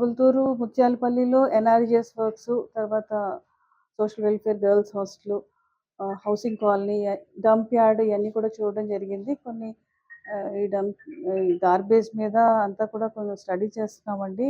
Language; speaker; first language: Telugu; native; Telugu